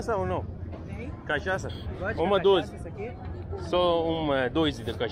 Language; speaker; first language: Portuguese; non-native, learner; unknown